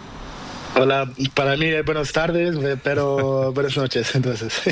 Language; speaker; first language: Spanish; non-native, learner; Portuguese